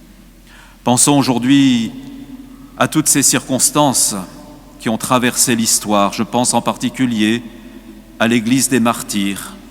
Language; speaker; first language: French; native; French